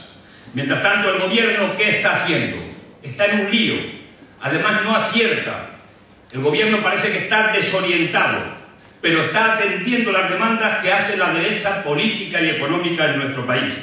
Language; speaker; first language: Spanish; native; Spanish